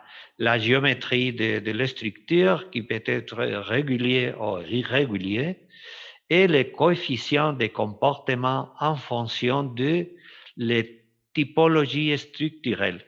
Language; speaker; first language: French; non-native, fluent; Spanish